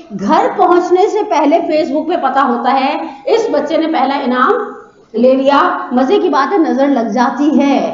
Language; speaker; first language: Urdu; native; Urdu